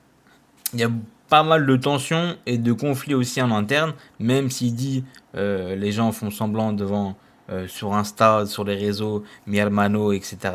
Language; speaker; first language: French; native; French